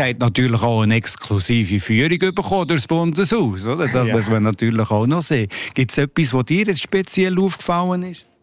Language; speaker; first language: German; native; German